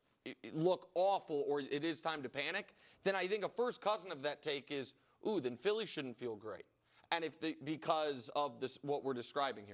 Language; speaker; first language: English; native; English